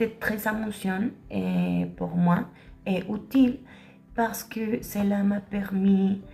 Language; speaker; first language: French; non-native, learner; Spanish